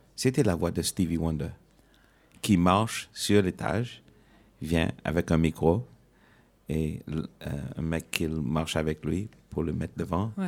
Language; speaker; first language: French; non-native, local second language; Morisyen